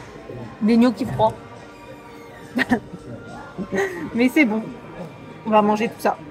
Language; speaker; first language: French; native; French